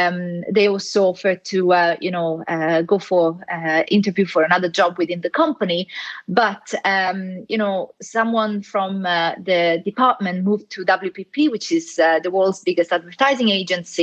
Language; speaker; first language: English; non-native, fluent; Italian